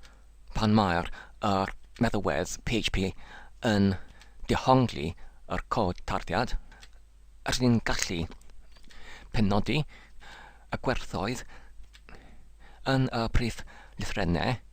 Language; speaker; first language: Welsh; non-native, learner; English